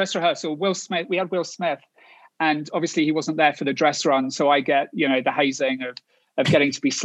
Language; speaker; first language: English; native; English